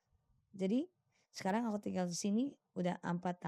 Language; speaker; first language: Indonesian; non-native, fluent; Filipino